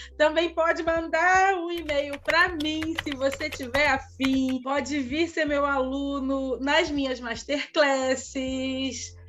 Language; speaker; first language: Portuguese; native; Portuguese